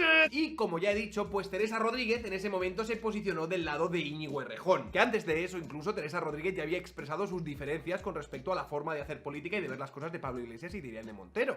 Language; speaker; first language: Spanish; native; Spanish